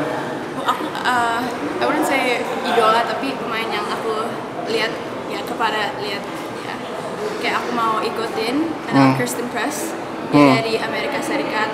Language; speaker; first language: Indonesian; early bilingual, heritage; English